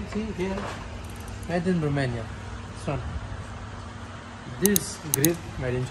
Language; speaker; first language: English; non-native, learner; Filipino